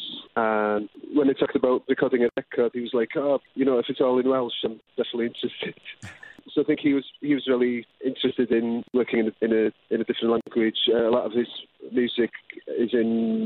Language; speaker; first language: English; non-native, local second language; Welsh